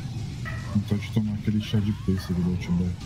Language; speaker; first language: Portuguese; native; Portuguese